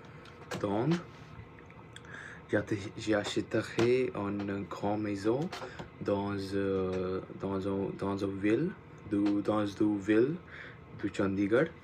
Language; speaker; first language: French; non-native, learner; Punjabi